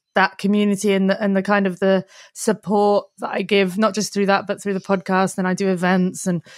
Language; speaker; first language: English; native; English